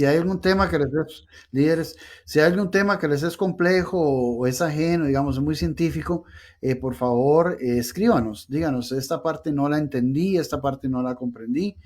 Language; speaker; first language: Spanish; native; Spanish